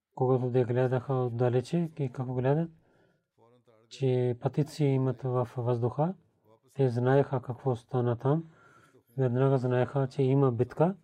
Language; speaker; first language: Bulgarian; non-native, fluent; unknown